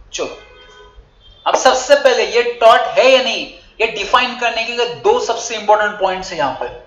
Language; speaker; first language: Hindi; non-native, local second language; Marathi